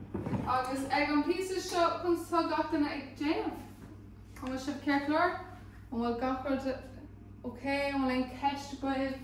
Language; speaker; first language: Irish; non-native, local second language; English